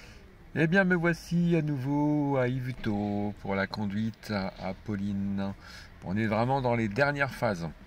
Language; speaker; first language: French; native; French